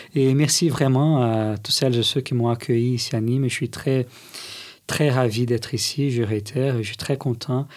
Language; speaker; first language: French; non-native, fluent; Portuguese